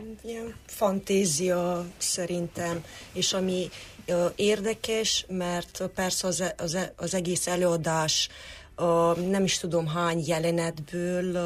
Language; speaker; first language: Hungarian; non-native, local second language; Romanian